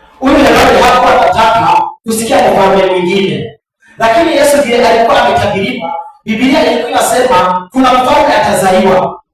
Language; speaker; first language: Swahili; non-native, local second language; Rundi